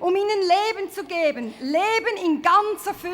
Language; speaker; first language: German; native; German